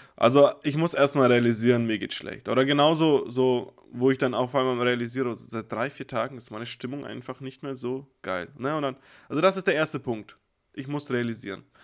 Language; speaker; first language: German; native; German